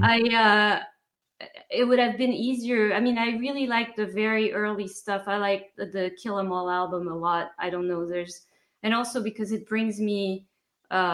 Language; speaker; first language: English; non-native, fluent; French